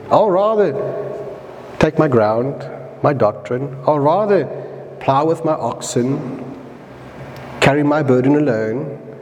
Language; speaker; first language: English; non-native, local second language; Afrikaans